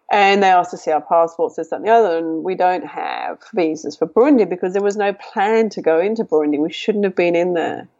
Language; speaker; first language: English; native; English